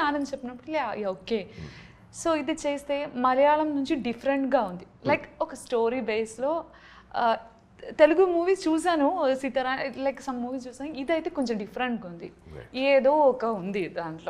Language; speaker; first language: Telugu; non-native, learner; Malayalam